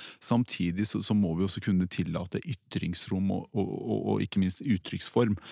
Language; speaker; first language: Norwegian; early bilingual, other home language; Persian